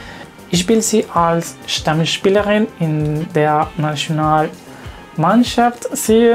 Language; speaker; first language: German; non-native, learner; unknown